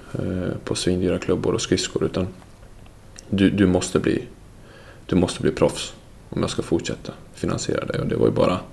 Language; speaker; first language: Swedish; early bilingual, other home language; Serbian